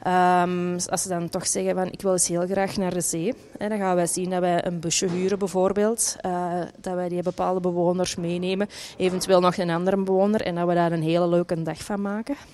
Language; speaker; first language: Dutch; native; Dutch